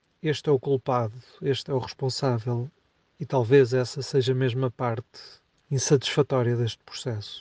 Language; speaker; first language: Portuguese; native; Portuguese